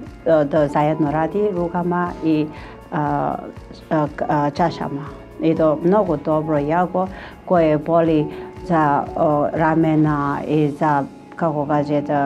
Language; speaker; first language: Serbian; non-native, learner; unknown